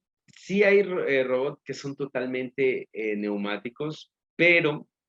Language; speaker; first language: Spanish; native; Spanish